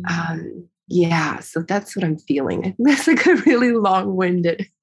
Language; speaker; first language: English; early bilingual, other home language; Ukrainian